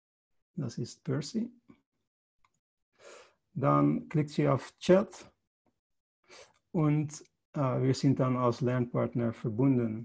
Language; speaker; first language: German; non-native, fluent; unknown